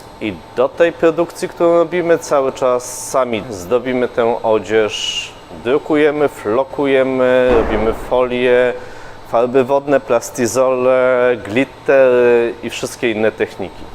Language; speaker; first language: Polish; native; Polish